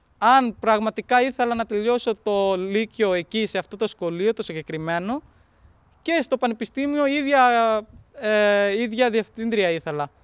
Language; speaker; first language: Greek; non-native, fluent; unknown